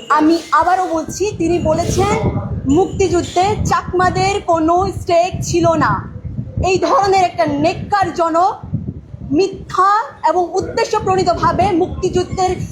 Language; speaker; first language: Bangla; non-native, local second language; Chakma